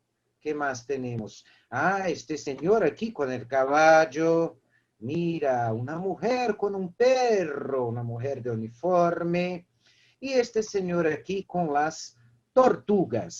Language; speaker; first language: Spanish; non-native, fluent; Portuguese